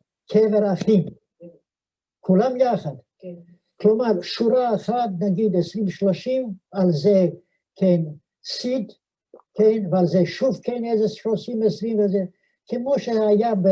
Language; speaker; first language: Hebrew; non-native, fluent; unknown